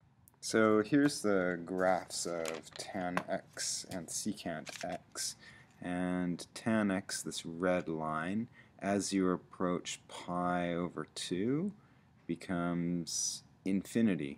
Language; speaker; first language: English; native; English